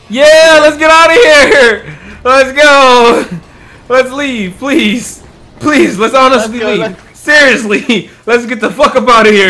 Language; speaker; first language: English; native; English